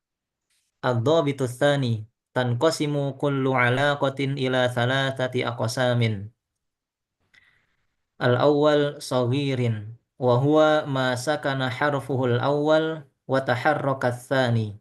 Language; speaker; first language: Arabic; non-native, learner; Indonesian